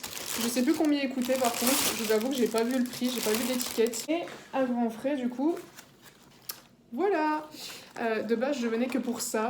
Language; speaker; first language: French; native; French